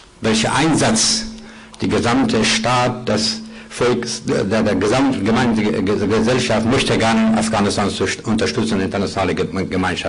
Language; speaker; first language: German; non-native, fluent; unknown